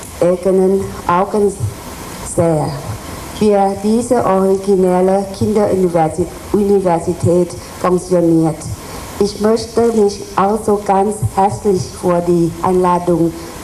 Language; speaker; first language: German; non-native, fluent; Thai